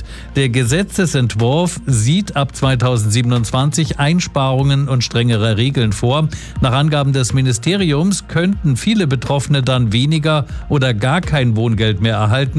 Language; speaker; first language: German; native; German